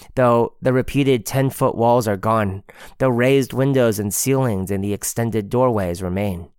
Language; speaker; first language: English; native; English